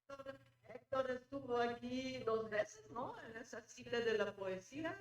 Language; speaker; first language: Spanish; non-native, fluent; German